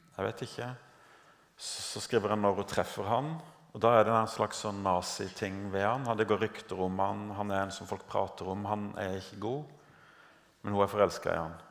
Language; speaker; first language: Norwegian; native; Norwegian